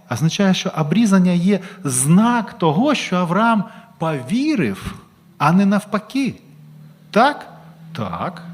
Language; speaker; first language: Ukrainian; non-native, local second language; Russian